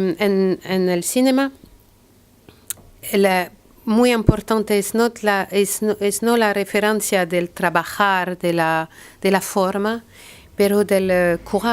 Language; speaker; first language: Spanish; non-native, learner; French